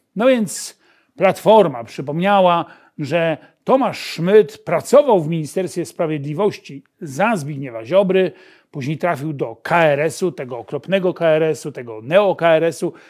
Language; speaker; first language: Polish; native; Polish